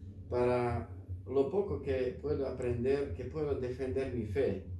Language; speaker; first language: Spanish; non-native, fluent; Slovak